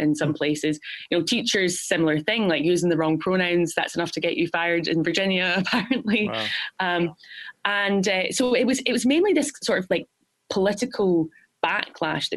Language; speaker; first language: English; native; English